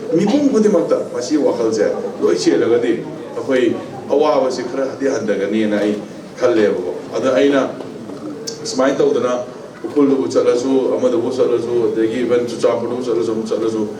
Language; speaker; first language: Manipuri; non-native, local second language; Tangkhul Naga (India)